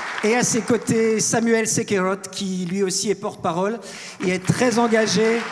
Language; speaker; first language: French; native; French